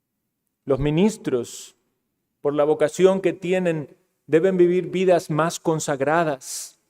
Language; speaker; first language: Spanish; native; Spanish